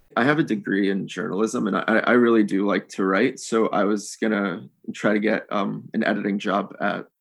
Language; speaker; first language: English; native; English